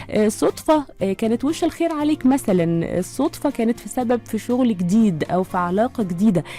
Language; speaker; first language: Arabic; native; Arabic